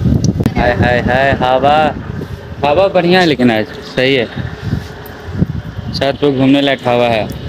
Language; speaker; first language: Hindi; native; Hindi